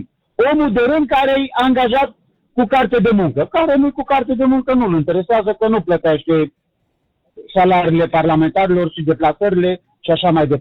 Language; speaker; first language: Romanian; native; Romanian